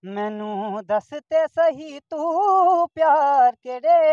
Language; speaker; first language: Hindi; native; Hindi